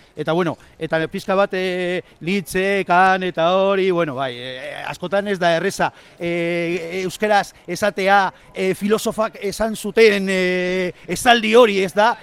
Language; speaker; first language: Basque; non-native, local second language; Spanish